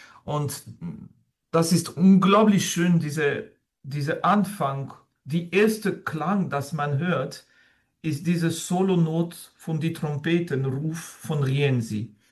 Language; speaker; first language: German; non-native, fluent; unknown